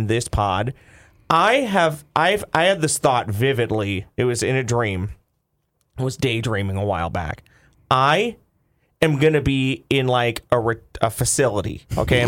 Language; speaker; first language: English; native; English